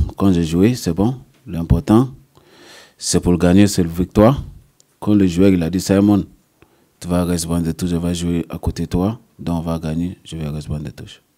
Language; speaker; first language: French; non-native, learner; English